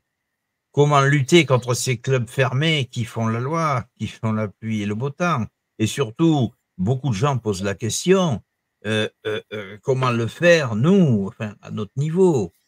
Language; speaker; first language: French; native; French